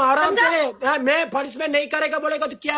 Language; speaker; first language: Hindi; non-native, local second language; Tamil